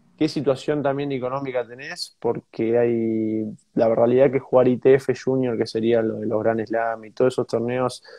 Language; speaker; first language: Spanish; native; Spanish